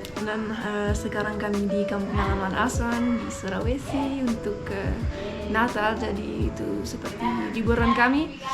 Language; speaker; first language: Indonesian; non-native, fluent; French